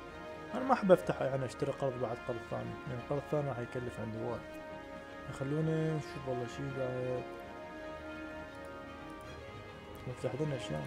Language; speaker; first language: Arabic; native; Arabic